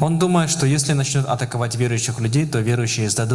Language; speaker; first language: Russian; native; Russian